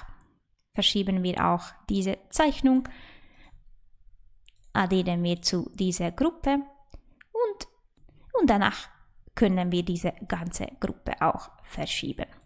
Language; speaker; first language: German; non-native, fluent; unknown